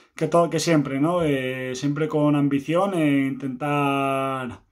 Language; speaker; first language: Spanish; native; Spanish